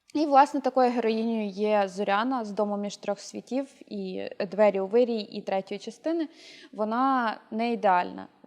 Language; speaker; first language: Ukrainian; native; Ukrainian